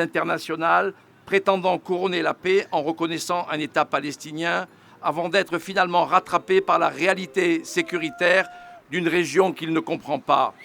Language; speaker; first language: French; native; French